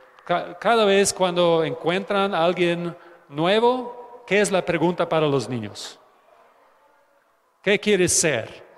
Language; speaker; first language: Spanish; non-native, fluent; English